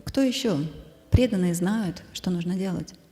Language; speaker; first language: Russian; native; Russian